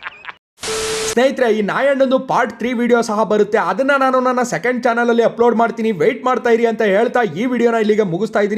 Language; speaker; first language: Kannada; native; Kannada